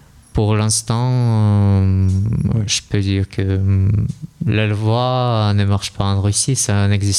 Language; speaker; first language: French; non-native, learner; Russian